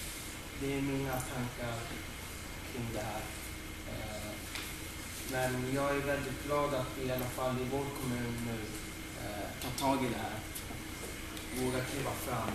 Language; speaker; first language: Swedish; native; Swedish